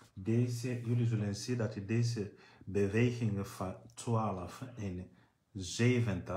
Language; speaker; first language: Dutch; non-native, fluent; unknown